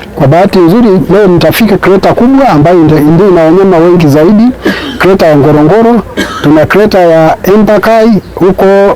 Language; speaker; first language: Swahili; non-native, local second language; Masai